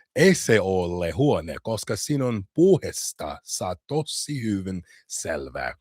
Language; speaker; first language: Finnish; non-native, learner; English